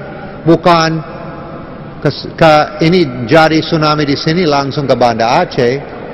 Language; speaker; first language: Indonesian; non-native, learner; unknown